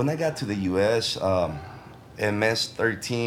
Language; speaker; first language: English; early bilingual, other home language; Spanish